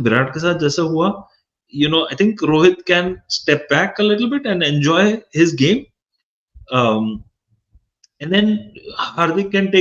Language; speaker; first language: English; non-native, local second language; Hindi